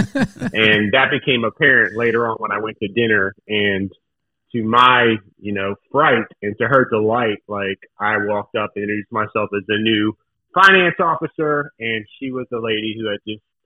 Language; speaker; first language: English; native; English